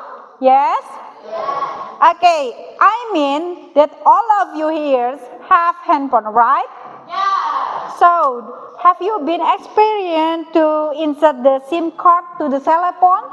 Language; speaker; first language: English; non-native, learner; Indonesian